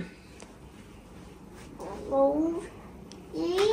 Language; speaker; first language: Vietnamese; early bilingual, heritage; Chinese